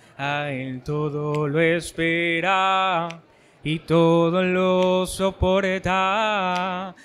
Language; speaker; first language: Spanish; native; Spanish